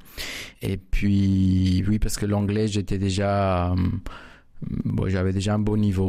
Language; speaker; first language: French; non-native, fluent; Spanish